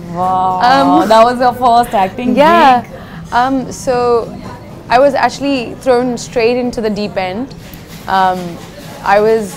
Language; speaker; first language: English; native; English